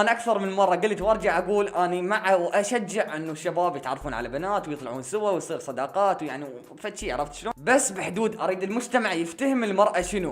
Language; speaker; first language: Arabic; native; Arabic